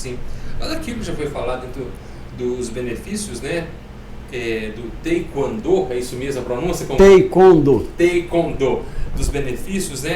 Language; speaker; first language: Portuguese; native; Portuguese